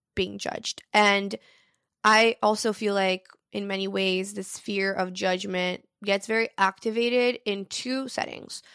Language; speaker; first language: English; early bilingual, other home language; Portuguese